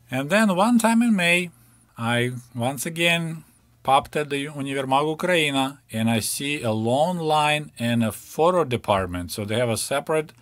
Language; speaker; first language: English; non-native, fluent; Ukrainian